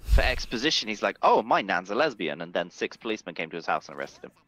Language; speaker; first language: English; native; English